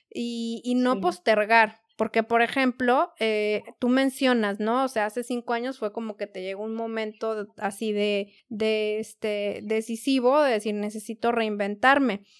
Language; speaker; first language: Spanish; native; Spanish